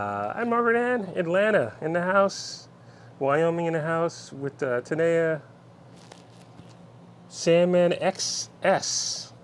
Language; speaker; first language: English; native; English